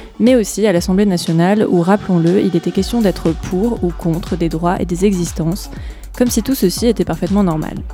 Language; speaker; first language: French; native; French